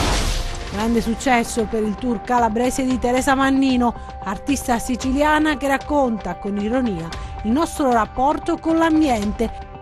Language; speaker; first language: Italian; native; Italian